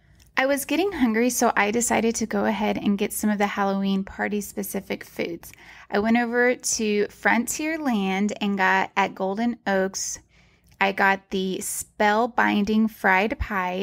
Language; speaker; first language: English; native; English